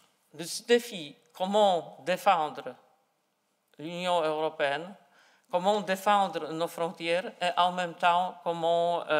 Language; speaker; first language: French; non-native, fluent; Polish